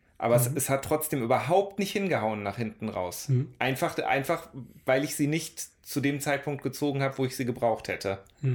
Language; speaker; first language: German; native; German